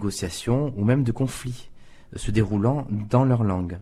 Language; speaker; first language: French; native; French